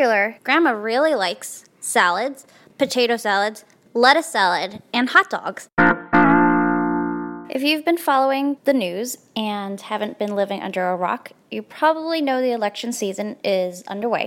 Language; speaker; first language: English; early bilingual, other home language; Chinese